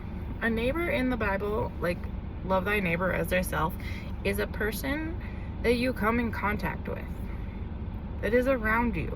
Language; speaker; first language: English; native; English